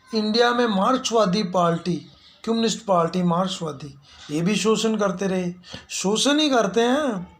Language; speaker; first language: Hindi; non-native, local second language; Punjabi